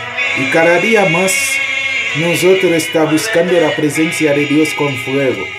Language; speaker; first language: Spanish; non-native, learner; Haitian Creole